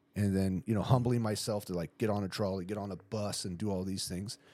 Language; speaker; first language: English; native; English